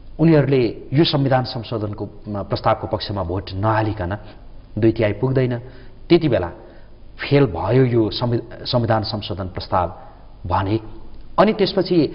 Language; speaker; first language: Nepali; native; Nepali